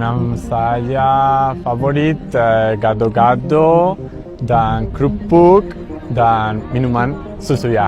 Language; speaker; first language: Indonesian; non-native, learner; Spanish